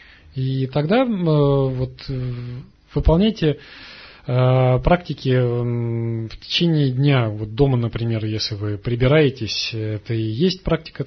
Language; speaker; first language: Russian; native; Russian